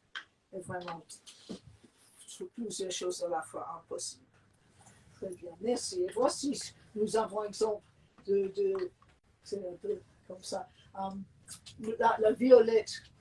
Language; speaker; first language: French; non-native, fluent; English